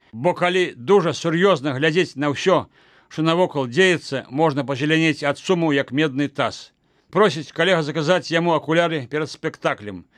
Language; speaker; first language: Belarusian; native; Belarusian